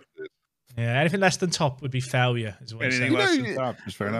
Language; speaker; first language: English; native; English